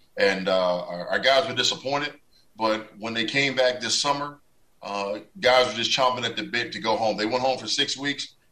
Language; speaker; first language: English; native; English